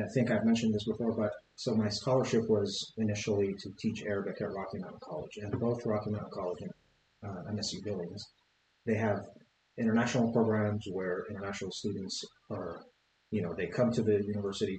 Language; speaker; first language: English; non-native, fluent; Arabic